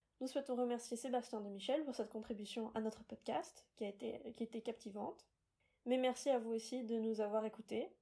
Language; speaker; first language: French; non-native, fluent; German